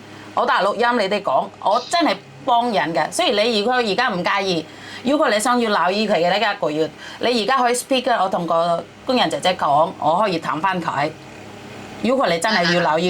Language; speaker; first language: Cantonese; non-native, fluent; Javanese